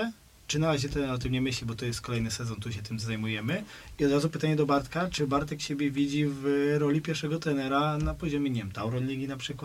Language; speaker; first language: Polish; native; Polish